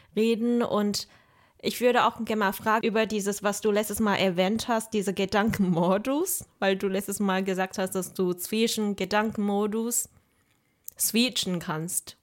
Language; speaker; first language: German; non-native, fluent; Chinese